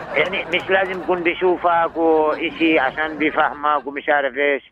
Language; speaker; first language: Arabic; non-native, learner; Bangla